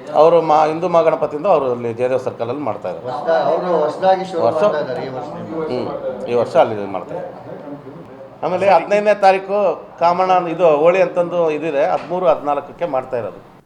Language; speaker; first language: Kannada; native; Kannada